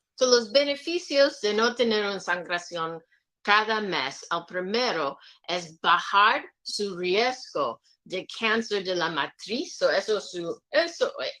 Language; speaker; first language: Spanish; non-native, learner; English